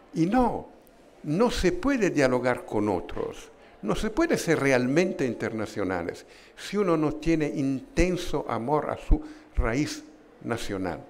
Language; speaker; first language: Spanish; non-native, fluent; Italian